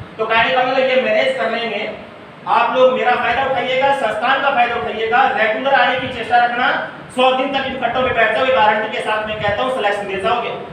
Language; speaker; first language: Hindi; native; Hindi